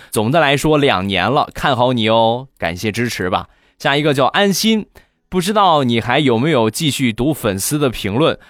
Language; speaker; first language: Chinese; native; Chinese